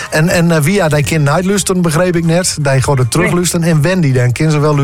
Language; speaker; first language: Dutch; native; Dutch